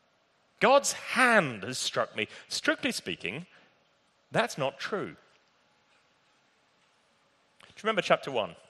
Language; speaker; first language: English; native; English